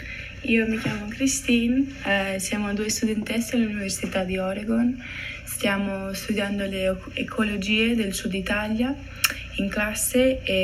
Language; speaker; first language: Italian; non-native, fluent; English